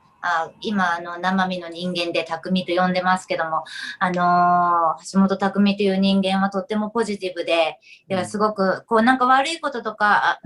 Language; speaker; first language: Japanese; native; Japanese